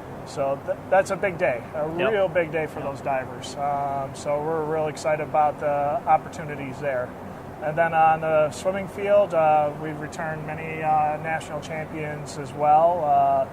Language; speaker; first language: English; native; English